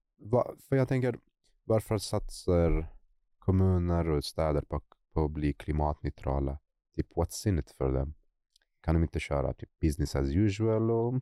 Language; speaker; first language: Swedish; non-native, fluent; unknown